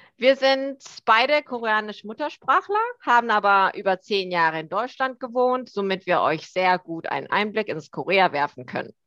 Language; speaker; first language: German; early bilingual, other home language; Korean